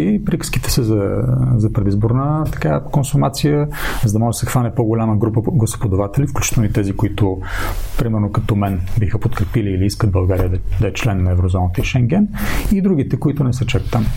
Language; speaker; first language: Bulgarian; native; Bulgarian